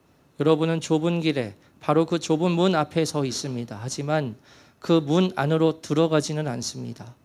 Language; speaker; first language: Korean; native; Korean